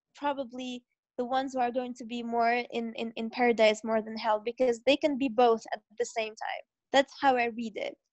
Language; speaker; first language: English; non-native, fluent; Arabic